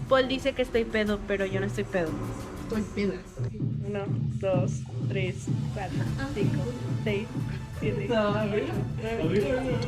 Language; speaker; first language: Spanish; native; Spanish